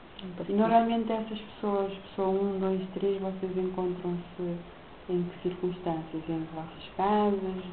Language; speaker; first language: Portuguese; non-native, local second language; Kabuverdianu